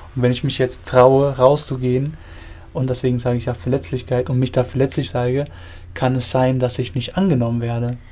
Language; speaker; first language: German; early bilingual, other home language; Spanish